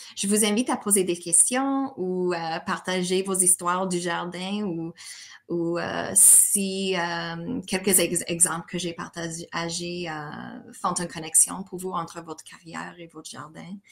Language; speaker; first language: French; non-native, fluent; English